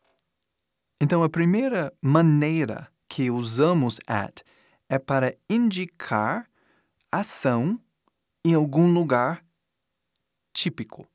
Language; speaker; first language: Portuguese; non-native, fluent; English